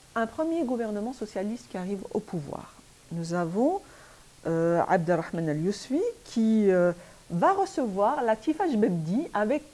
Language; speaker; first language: French; native; French